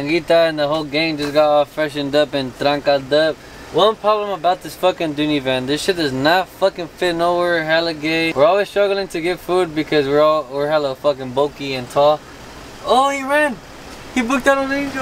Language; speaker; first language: English; early bilingual, other home language; Spanish